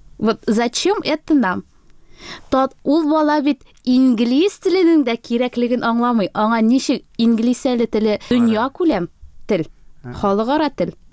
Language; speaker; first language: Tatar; native; Tatar